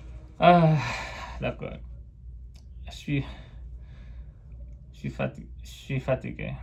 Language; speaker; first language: French; non-native, fluent; English